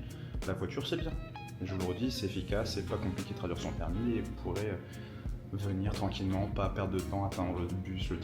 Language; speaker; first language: French; native; French